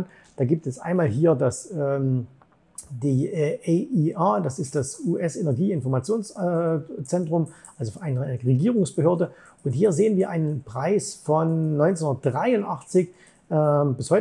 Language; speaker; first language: German; native; German